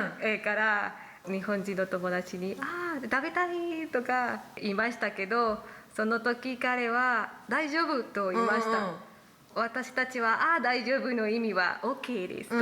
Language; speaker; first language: Japanese; non-native, learner; Spanish